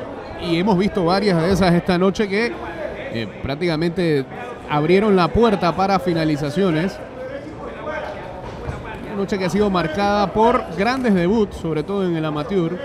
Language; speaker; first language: Spanish; native; Spanish